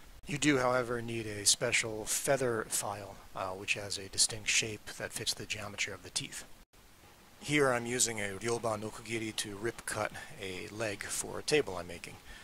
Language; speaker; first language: English; native; English